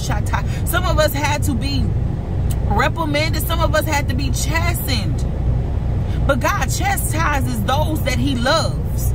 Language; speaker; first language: English; native; English